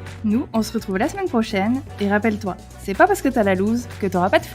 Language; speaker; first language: French; native; French